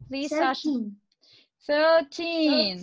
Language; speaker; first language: English; non-native, fluent; Russian